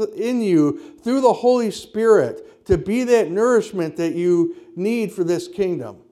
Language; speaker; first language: English; native; English